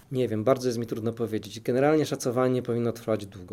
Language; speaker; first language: Polish; native; Polish